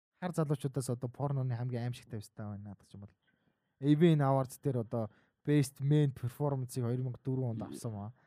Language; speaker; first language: Mongolian; native; Mongolian